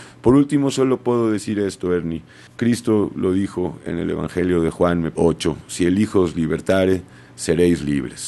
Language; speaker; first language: Spanish; native; Spanish